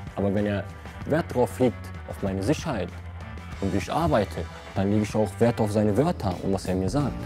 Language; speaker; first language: German; early bilingual, other home language; Bulgarian